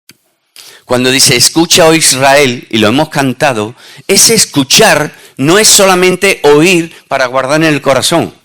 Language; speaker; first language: Spanish; native; Spanish